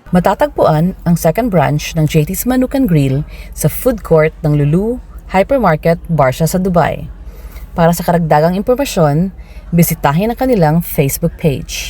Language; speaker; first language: Filipino; native; Filipino